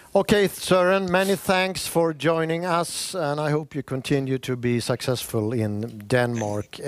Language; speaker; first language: English; non-native, fluent; Swedish